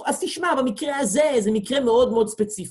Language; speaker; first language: Hebrew; native; Hebrew